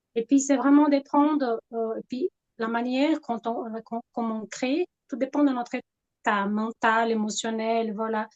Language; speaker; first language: French; non-native, fluent; Portuguese